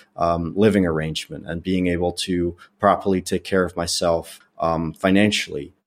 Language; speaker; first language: English; non-native, fluent; Dutch